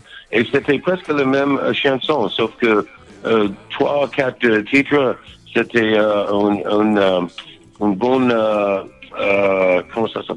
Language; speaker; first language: French; non-native, learner; English